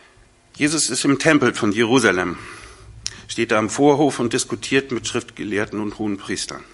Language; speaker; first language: German; native; German